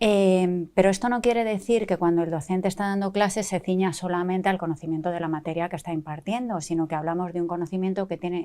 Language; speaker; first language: Spanish; native; Spanish